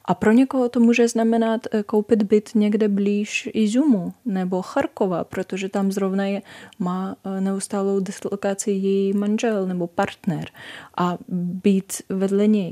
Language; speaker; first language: Czech; non-native, fluent; Russian